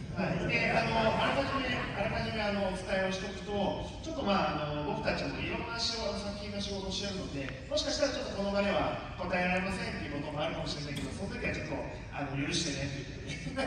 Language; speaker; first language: Japanese; native; Japanese